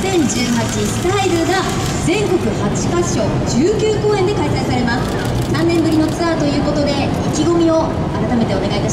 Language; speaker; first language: Japanese; native; Japanese